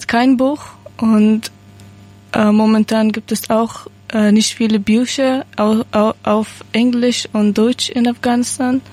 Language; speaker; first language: German; non-native, learner; Persian